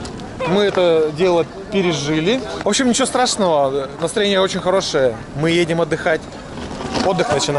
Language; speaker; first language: Russian; native; Russian